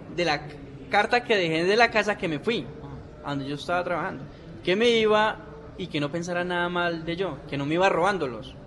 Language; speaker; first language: Spanish; native; Spanish